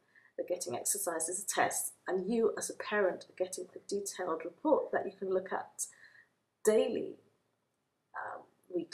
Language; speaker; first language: English; native; English